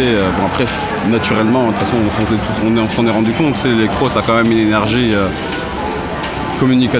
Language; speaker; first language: French; native; French